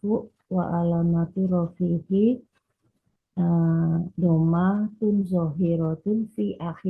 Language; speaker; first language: Arabic; non-native, learner; Indonesian